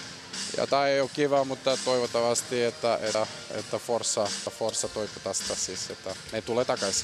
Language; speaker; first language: Finnish; non-native, fluent; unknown